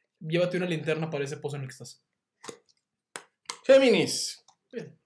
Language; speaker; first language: Spanish; native; Spanish